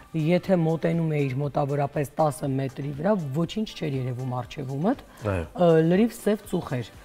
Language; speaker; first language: Armenian; native; Armenian